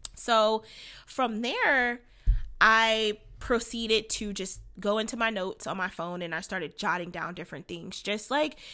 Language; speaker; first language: English; native; English